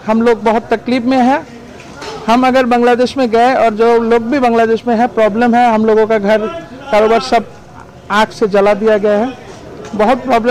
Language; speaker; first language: Hindi; non-native, learner; Bangla